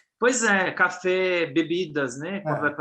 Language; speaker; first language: Portuguese; native; Portuguese